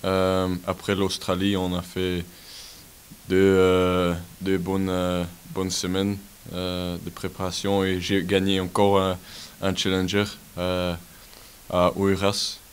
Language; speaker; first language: French; non-native, local second language; Dutch